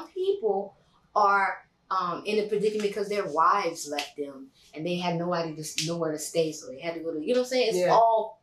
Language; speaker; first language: English; native; English